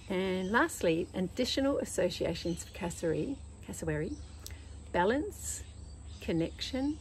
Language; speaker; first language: English; native; English